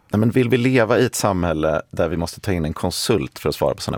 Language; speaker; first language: Swedish; native; Swedish